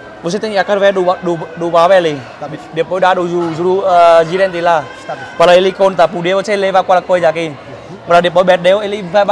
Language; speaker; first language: Portuguese; non-native, learner; Vietnamese